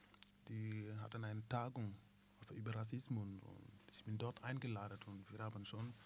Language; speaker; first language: German; non-native, learner; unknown